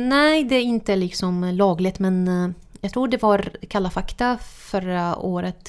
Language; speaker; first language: Swedish; non-native, fluent; Arabic